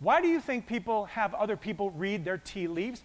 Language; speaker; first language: English; native; English